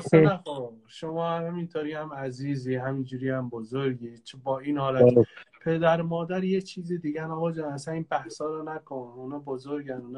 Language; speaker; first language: Persian; native; Persian